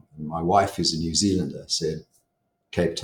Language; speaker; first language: English; native; English